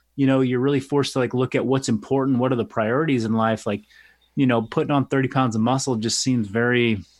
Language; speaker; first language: English; native; English